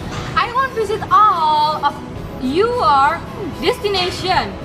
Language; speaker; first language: English; non-native, learner; Indonesian